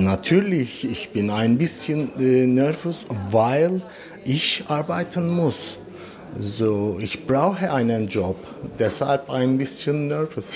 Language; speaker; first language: German; non-native, learner; Turkish